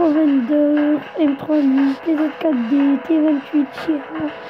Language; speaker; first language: French; native; French